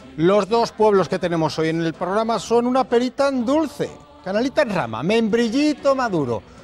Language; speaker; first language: Spanish; native; Spanish